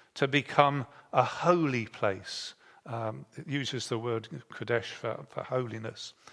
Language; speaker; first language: English; native; English